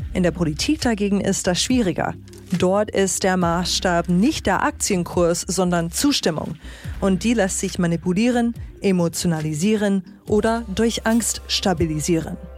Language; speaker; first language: German; native; German